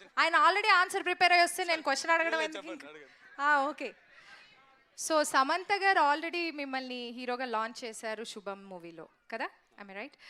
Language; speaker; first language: Telugu; native; Telugu